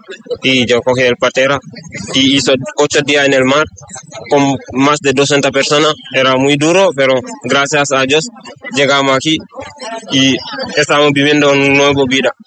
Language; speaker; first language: Spanish; non-native, learner; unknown